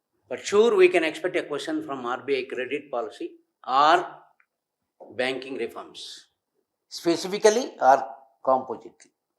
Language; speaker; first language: English; non-native, local second language; Telugu